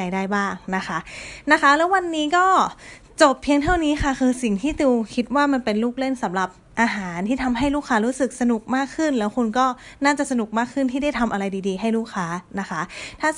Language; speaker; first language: Thai; native; Thai